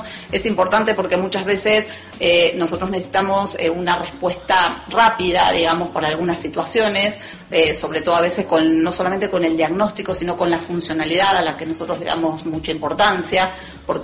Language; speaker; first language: Spanish; native; Spanish